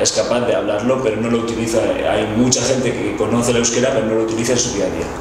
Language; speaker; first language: Spanish; non-native, local second language; Basque